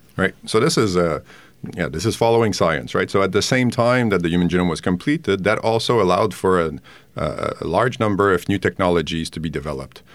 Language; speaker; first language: English; non-native, fluent; French